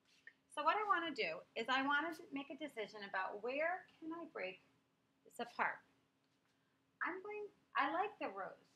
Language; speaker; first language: English; native; English